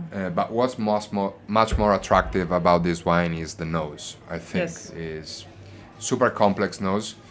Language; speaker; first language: English; non-native, fluent; Italian